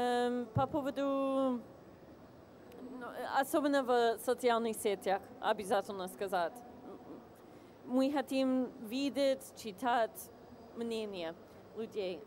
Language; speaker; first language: Russian; non-native, fluent; English